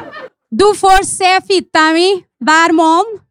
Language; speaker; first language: Norwegian; non-native, fluent; Arabic